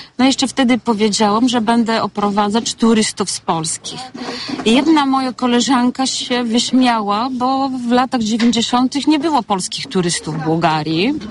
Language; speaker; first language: Polish; non-native, fluent; Bulgarian